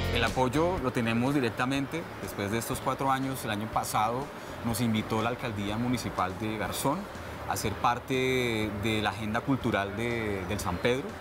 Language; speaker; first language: Spanish; native; Spanish